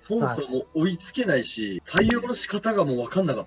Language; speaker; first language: Japanese; native; Japanese